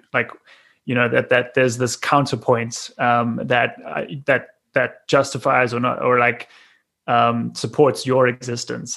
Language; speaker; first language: English; native; English